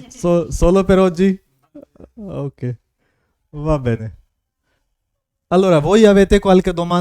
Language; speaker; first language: Italian; non-native, fluent; Hindi